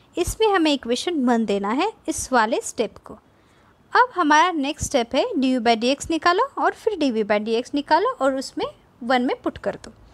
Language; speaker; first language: Hindi; non-native, local second language; Marathi